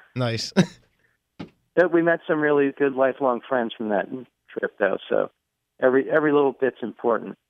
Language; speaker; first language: English; native; English